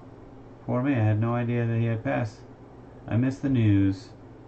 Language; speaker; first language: English; native; English